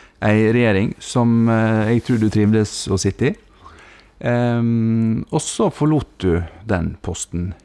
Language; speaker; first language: Norwegian; native; Norwegian